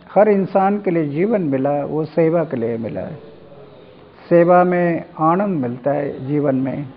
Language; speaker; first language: Hindi; non-native, local second language; Marathi